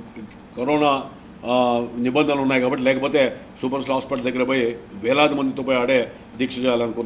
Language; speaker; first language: Telugu; native; Telugu